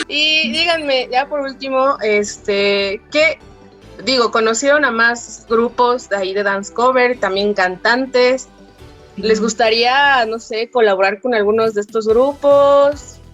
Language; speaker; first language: Spanish; native; Spanish